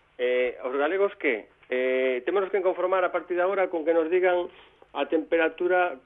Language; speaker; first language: Galician; native; Galician